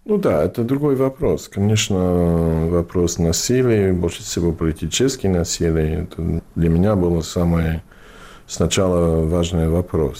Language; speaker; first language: Russian; non-native, fluent; English